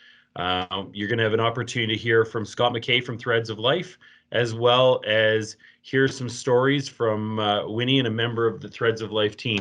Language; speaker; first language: English; native; English